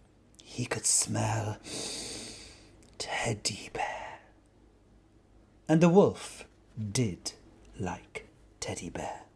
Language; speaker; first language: English; native; English